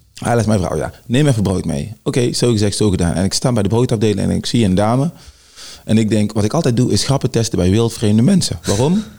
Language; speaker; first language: Dutch; early bilingual, other home language; Sranan Tongo